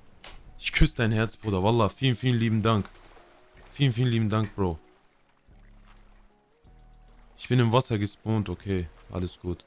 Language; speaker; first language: German; early bilingual, other home language; Turkish